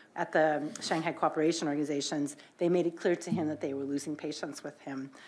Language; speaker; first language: English; native; English